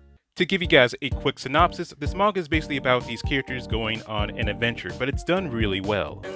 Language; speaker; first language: English; native; English